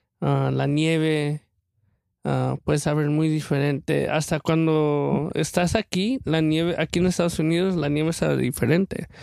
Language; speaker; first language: Spanish; early bilingual, other home language; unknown